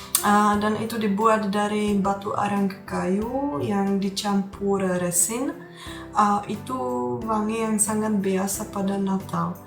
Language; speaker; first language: Indonesian; non-native, fluent; Czech